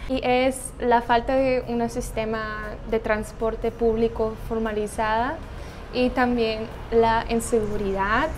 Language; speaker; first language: Spanish; non-native, fluent; Russian